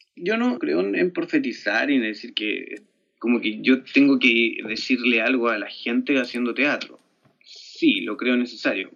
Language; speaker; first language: Spanish; native; Spanish